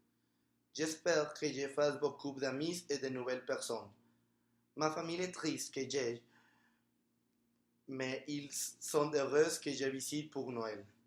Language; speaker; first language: French; non-native, learner; Spanish